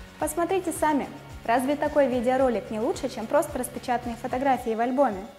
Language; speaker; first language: Russian; native; Russian